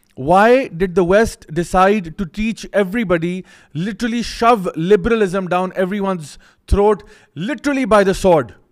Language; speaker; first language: English; non-native, local second language; Urdu